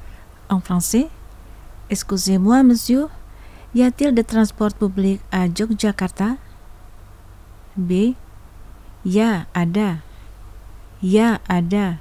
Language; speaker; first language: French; non-native, fluent; Indonesian